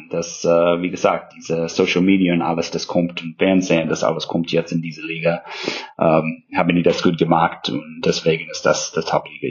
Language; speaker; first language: German; non-native, fluent; English